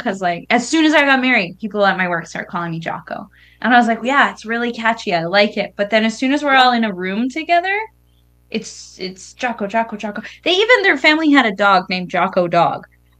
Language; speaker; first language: English; native; English